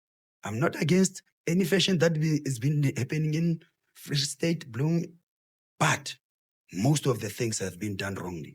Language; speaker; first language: English; non-native, local second language; Southern Sotho